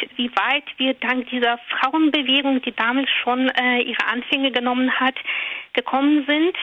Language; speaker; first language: German; non-native, fluent; Russian